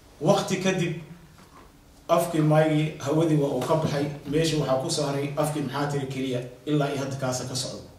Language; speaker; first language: Somali; native; Somali